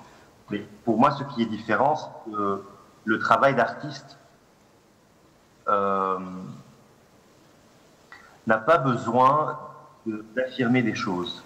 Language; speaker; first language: French; non-native, local second language; Arabic